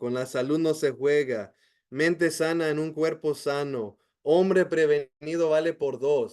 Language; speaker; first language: Spanish; early bilingual, heritage; Spanish